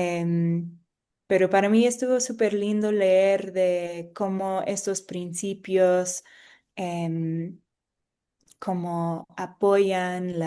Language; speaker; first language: Spanish; non-native, fluent; English